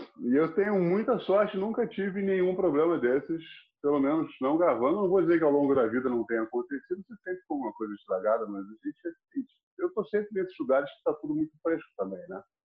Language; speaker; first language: Portuguese; non-native, fluent; English